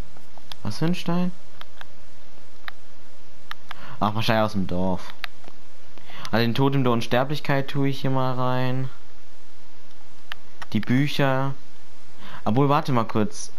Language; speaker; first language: German; native; German